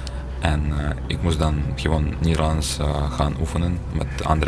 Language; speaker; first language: Dutch; non-native, learner; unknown